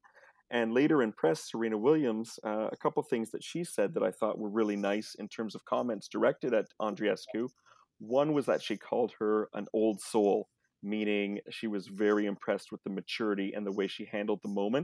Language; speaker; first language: English; native; English